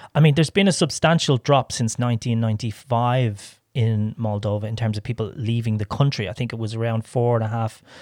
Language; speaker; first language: English; native; English